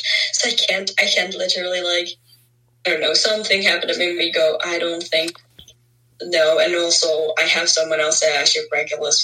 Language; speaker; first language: English; non-native, fluent; Norwegian